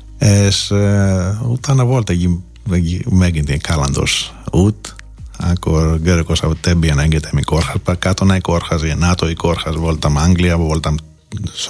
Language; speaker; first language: Hungarian; non-native, fluent; Greek